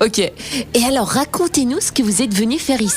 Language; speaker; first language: French; native; French